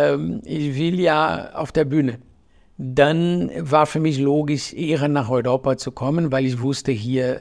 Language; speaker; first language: German; non-native, fluent; Portuguese